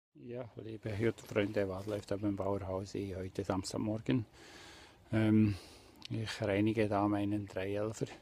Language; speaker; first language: German; native; German